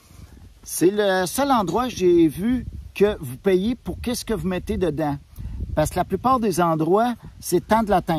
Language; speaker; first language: French; native; French